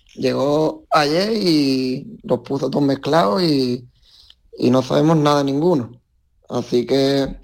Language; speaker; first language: Spanish; native; Spanish